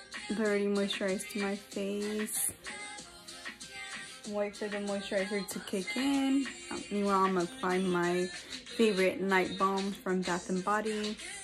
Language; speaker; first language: English; early bilingual, other home language; Spanish